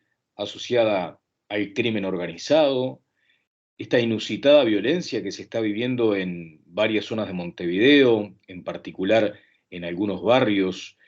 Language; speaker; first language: Spanish; native; Spanish